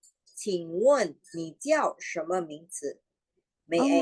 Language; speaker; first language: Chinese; non-native, fluent; Filipino